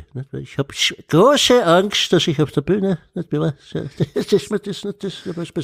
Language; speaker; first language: German; native; German